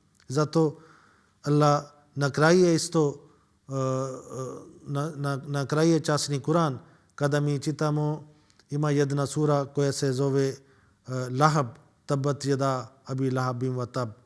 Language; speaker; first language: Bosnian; non-native, learner; Urdu